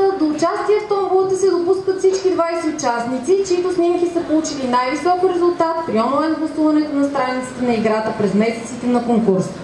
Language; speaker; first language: Bulgarian; native; Bulgarian